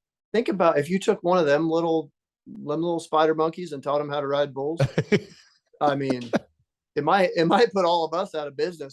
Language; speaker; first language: English; native; English